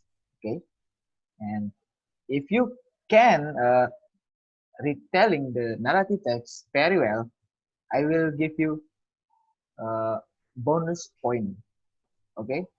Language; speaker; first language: English; non-native, learner; Indonesian